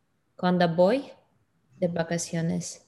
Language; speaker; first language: Spanish; non-native, learner; English